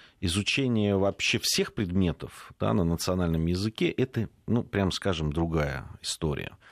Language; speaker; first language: Russian; native; Russian